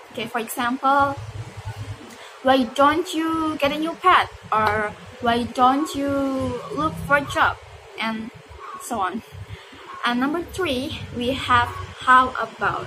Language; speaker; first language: English; non-native, fluent; Indonesian